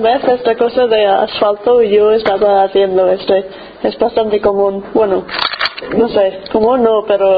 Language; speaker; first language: Spanish; non-native, fluent; English